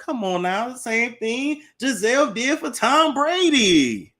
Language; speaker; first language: English; native; English